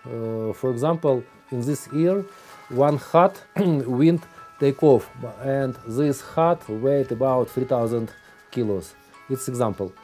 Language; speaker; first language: English; non-native, learner; Russian